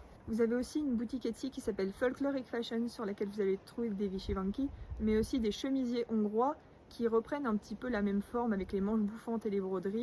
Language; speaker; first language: French; native; French